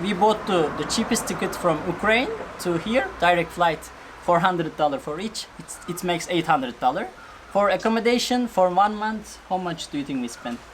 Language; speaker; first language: English; non-native, fluent; Turkish